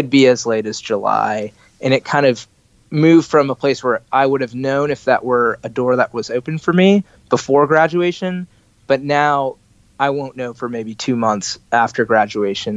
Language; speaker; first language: English; native; English